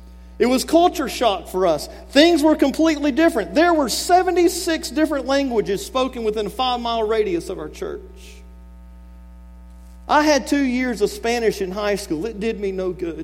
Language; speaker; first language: English; native; English